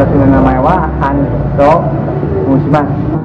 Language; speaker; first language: Japanese; non-native, learner; Indonesian